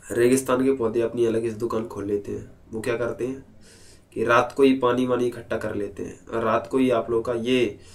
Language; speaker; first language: Hindi; native; Hindi